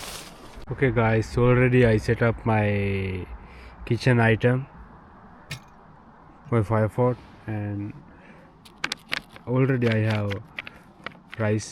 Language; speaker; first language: English; non-native, learner; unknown